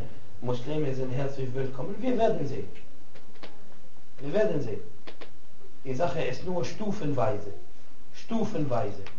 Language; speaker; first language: German; non-native, fluent; Arabic